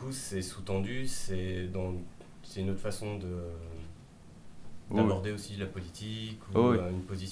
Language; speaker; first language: French; native; French